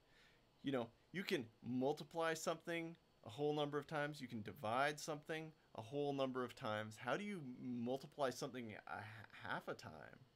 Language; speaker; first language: English; native; English